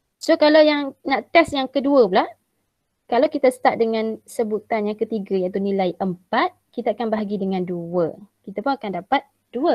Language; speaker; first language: Malay; native; Malay